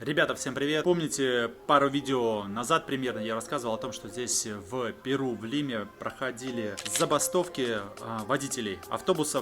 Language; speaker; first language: Russian; native; Russian